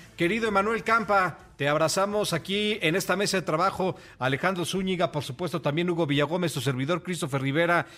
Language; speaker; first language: Spanish; native; Spanish